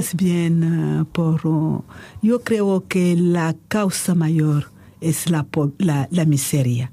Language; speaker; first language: Spanish; non-native, fluent; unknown